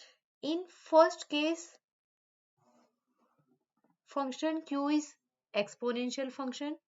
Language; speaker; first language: English; non-native, local second language; Hindi